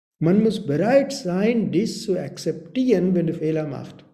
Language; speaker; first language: German; non-native, learner; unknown